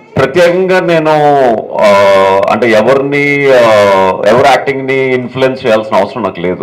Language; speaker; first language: Telugu; native; Telugu